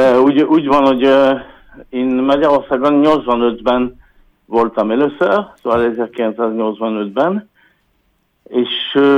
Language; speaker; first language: Hungarian; non-native, learner; French